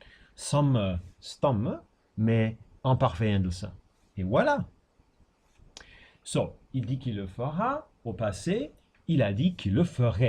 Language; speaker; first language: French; non-native, fluent; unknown